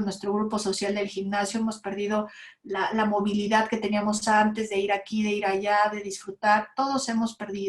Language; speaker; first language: Spanish; native; Spanish